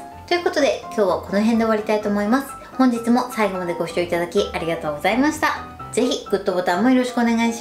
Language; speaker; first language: Japanese; native; Japanese